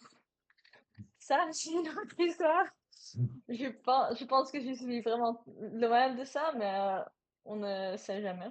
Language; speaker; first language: French; non-native, learner; Dutch